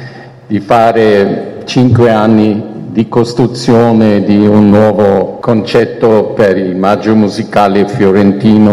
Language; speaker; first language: Italian; non-native, fluent; German